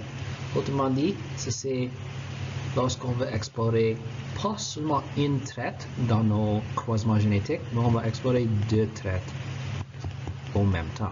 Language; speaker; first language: French; non-native, local second language; English